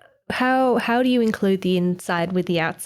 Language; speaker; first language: English; native; English